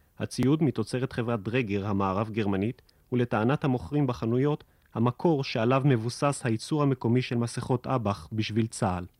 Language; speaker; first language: Hebrew; native; Hebrew